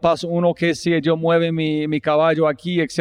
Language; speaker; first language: Spanish; non-native, fluent; English